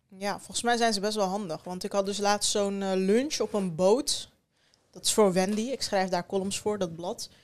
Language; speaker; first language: Dutch; early bilingual, other home language; Turkish